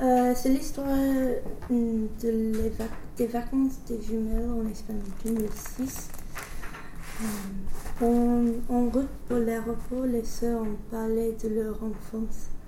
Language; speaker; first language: French; non-native, learner; English